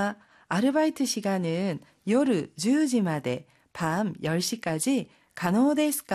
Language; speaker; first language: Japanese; non-native, fluent; Korean